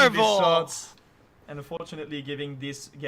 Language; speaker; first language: English; non-native, fluent; French